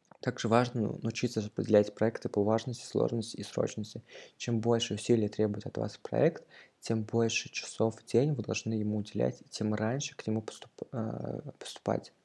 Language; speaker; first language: Russian; native; Russian